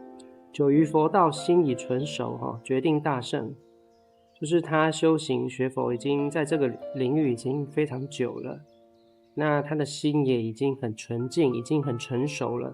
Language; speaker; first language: Chinese; native; Chinese